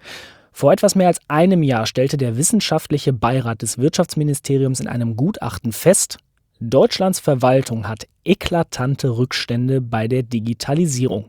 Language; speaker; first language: German; native; German